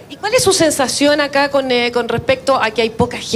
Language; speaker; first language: Spanish; native; Spanish